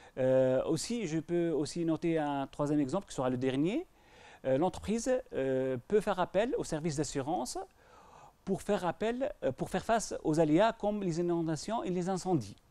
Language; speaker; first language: French; non-native, local second language; Arabic